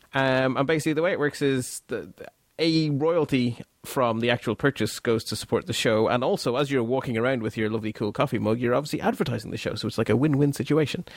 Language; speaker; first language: English; non-native, fluent; Dutch